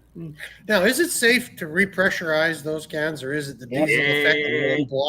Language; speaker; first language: English; native; English